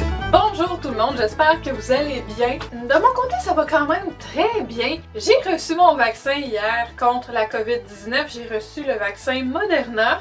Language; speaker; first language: French; native; French